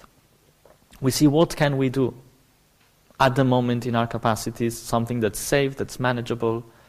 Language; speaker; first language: English; non-native, fluent; Spanish